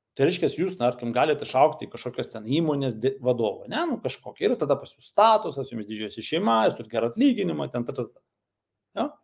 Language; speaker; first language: Lithuanian; non-native, local second language; Russian